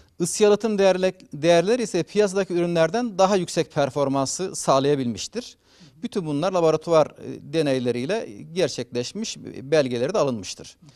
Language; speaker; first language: Turkish; native; Turkish